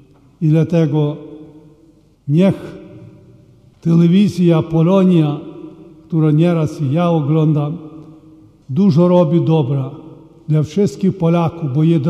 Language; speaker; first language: Polish; early bilingual, heritage; Polish